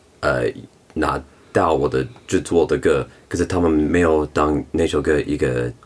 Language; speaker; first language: Chinese; non-native, learner; English